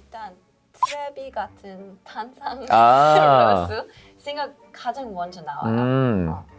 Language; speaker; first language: Korean; non-native, fluent; English